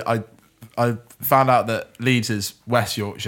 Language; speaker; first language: English; native; English